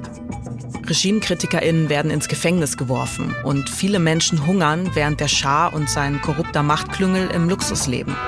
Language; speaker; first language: German; native; German